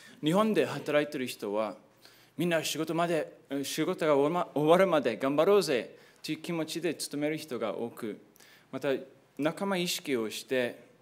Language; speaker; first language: Japanese; non-native, fluent; English